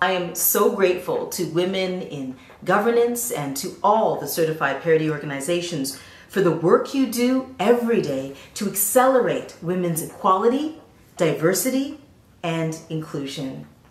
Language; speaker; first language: English; native; English